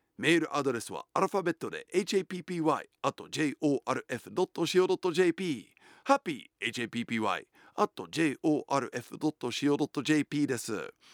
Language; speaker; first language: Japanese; non-native, fluent; English